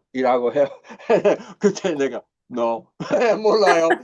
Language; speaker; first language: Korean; non-native, learner; English